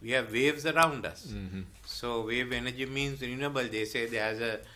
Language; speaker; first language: English; non-native, local second language; Sinhala